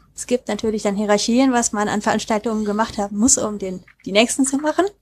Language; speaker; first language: German; native; German